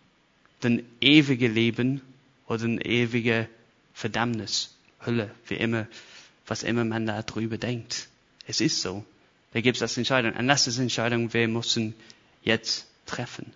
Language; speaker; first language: German; non-native, fluent; English